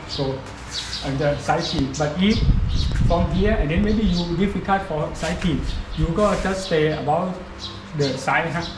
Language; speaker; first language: English; non-native, learner; Thai